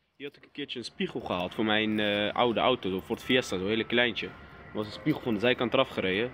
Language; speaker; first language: Dutch; early bilingual, other home language; Arabic